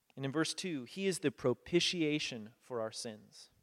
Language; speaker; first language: English; native; English